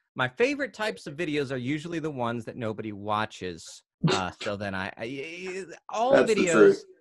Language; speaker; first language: English; native; English